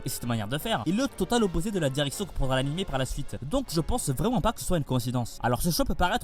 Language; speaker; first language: French; native; French